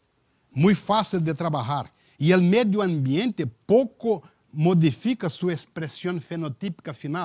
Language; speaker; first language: Spanish; non-native, learner; Portuguese